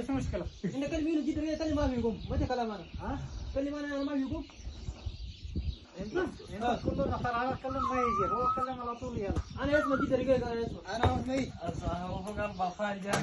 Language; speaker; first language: Arabic; non-native, learner; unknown